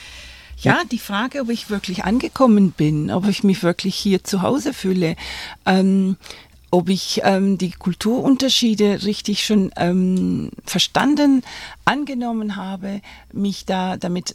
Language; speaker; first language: German; non-native, fluent; Spanish